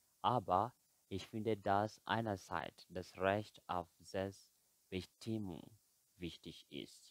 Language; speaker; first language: German; non-native, fluent; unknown